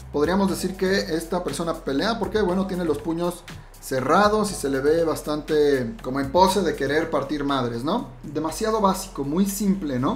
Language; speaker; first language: Spanish; native; Spanish